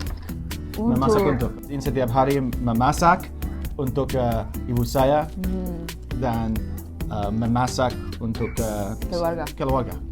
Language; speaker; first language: Indonesian; non-native, learner; English